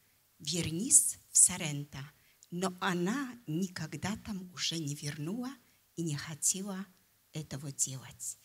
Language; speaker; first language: Russian; non-native, fluent; Polish